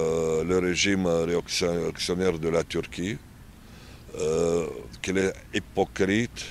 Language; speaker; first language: French; non-native, learner; Arabic